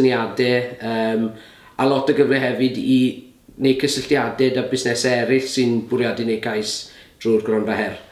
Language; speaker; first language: Welsh; native; Welsh